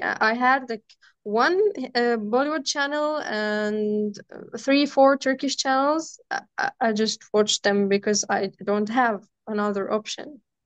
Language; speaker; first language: English; non-native, fluent; Armenian